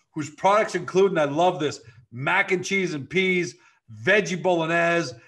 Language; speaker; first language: English; native; English